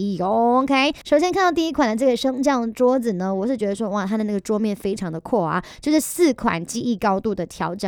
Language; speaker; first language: Chinese; native; Chinese